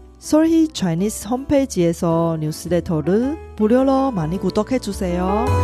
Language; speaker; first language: Korean; non-native, fluent; Chinese